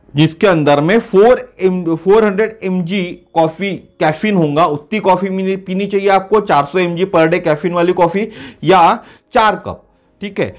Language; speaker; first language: Hindi; non-native, local second language; Marathi